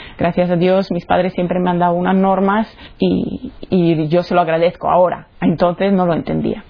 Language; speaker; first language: Spanish; non-native, fluent; Italian